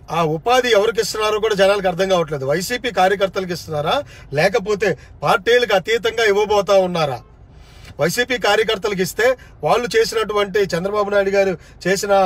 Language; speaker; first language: Telugu; native; Telugu